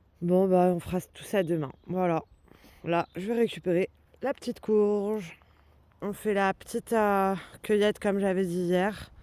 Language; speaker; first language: French; native; French